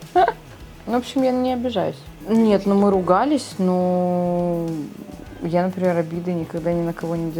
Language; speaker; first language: Russian; native; Russian